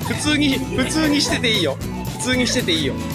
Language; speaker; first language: Japanese; native; Japanese